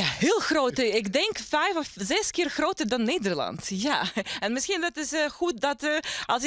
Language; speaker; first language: Dutch; non-native, learner; Ukrainian